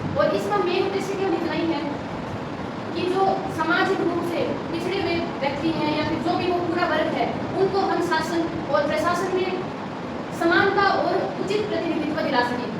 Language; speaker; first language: Hindi; native; Hindi